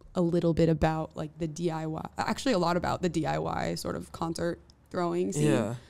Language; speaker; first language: English; native; English